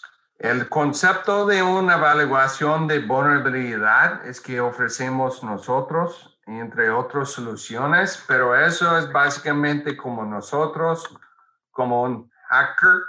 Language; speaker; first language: Spanish; non-native, fluent; English